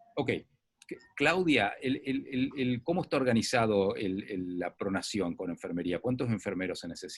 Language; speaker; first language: Spanish; native; Spanish